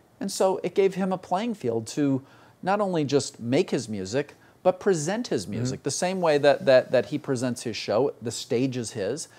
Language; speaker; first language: English; native; English